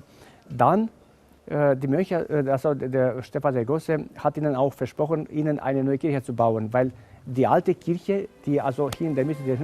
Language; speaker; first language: German; non-native, fluent; Romanian